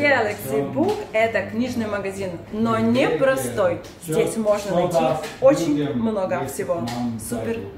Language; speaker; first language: Russian; native; Russian